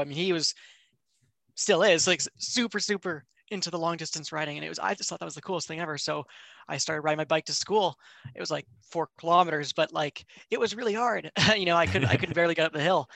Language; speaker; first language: English; native; English